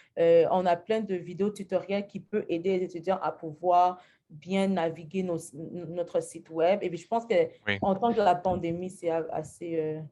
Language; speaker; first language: French; early bilingual, other home language; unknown